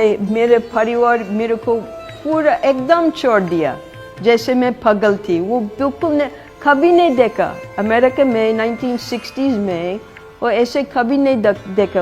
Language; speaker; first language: Hindi; non-native, fluent; English